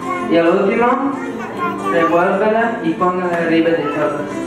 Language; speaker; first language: Spanish; non-native, fluent; English